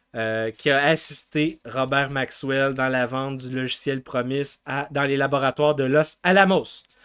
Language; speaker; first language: French; native; French